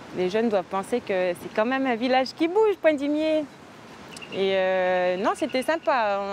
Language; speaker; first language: French; native; French